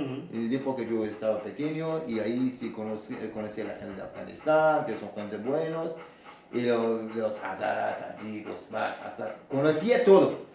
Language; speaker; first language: Spanish; non-native, learner; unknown